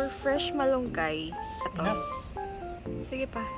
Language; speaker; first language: Filipino; native; Filipino